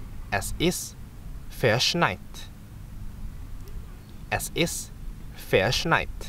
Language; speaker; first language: German; non-native, fluent; Indonesian